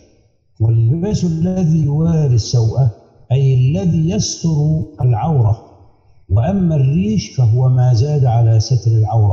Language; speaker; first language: Arabic; native; Arabic